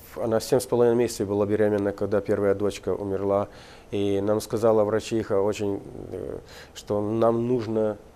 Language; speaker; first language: Russian; non-native, local second language; Ukrainian